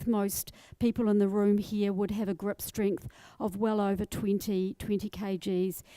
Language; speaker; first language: English; native; English